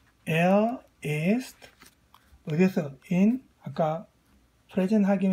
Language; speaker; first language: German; non-native, fluent; Korean